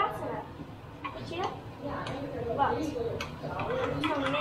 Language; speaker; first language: Dutch; early bilingual, other home language; Indonesian